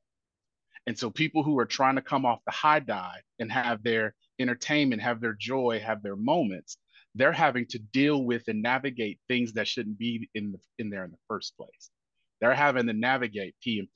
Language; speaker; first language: English; native; English